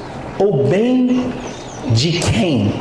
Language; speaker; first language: Portuguese; non-native, fluent; English